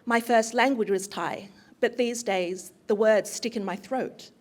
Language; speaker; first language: English; early bilingual, other home language; Thai